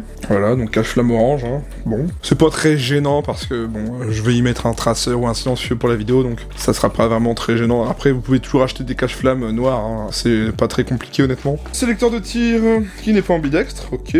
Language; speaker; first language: French; native; French